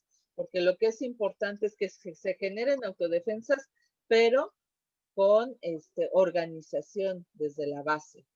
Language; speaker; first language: Spanish; native; Spanish